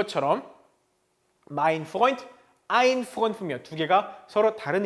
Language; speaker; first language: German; non-native, fluent; Korean